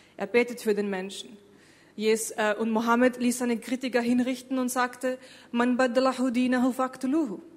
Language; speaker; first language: German; early bilingual, other home language; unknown